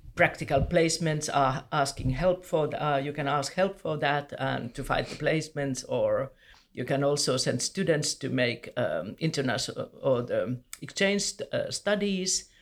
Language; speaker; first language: English; non-native, fluent; Finnish